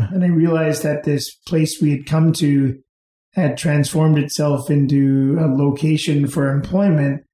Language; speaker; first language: English; native; English